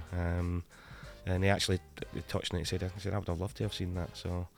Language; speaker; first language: English; native; English